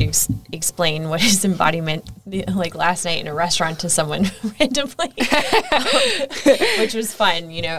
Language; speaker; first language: English; native; English